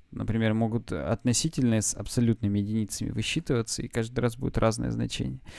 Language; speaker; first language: Russian; native; Russian